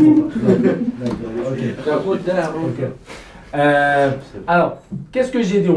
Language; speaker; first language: French; non-native, fluent; Kurdish